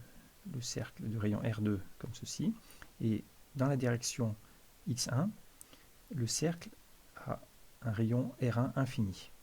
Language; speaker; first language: French; native; French